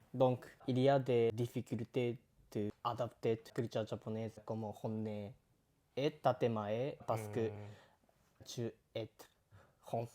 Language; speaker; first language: French; non-native, learner; Japanese